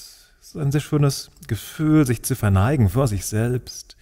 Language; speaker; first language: German; native; German